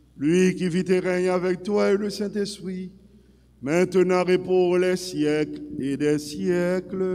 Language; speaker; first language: French; non-native, local second language; Haitian Creole